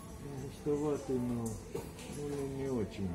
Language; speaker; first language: Russian; native; Russian